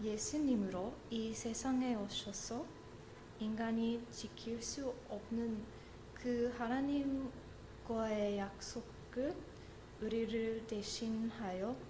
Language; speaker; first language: Korean; non-native, learner; English